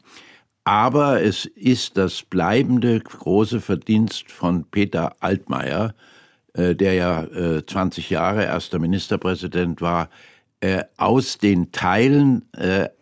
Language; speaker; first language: German; native; German